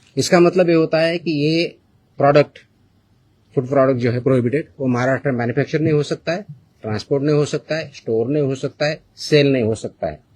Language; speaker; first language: Hindi; non-native, local second language; Marathi